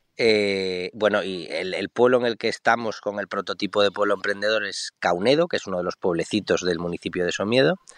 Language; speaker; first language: Spanish; native; Spanish